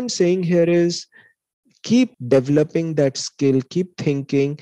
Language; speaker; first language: English; non-native, local second language; Hindi